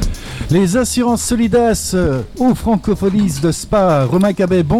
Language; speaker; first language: French; native; French